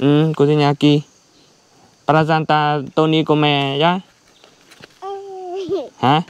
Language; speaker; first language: Portuguese; non-native, learner; Vietnamese